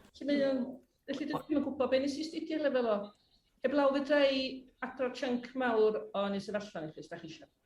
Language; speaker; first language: Welsh; native; Welsh